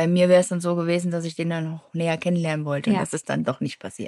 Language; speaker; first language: German; native; German